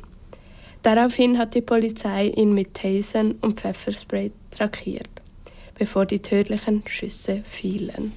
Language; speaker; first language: German; native; German